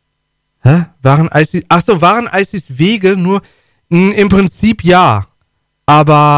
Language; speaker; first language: German; native; German